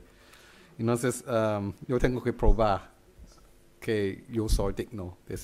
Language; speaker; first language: Spanish; non-native, fluent; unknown